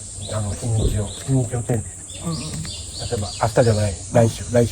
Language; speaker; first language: Japanese; non-native, learner; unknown